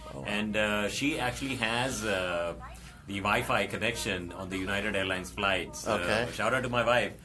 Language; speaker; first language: English; non-native, local second language; Hindi